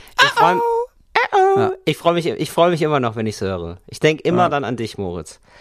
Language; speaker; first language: German; native; German